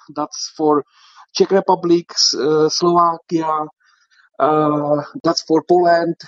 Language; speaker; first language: English; non-native, fluent; Czech